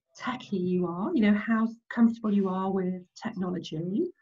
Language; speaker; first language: English; native; English